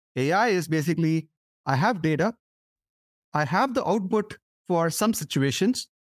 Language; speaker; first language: English; non-native, local second language; Tamil